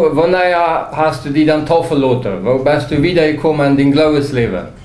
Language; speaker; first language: German; non-native, local second language; Low German